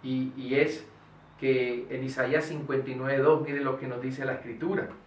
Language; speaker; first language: Spanish; native; Spanish